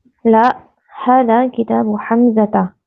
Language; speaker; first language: Arabic; non-native, learner; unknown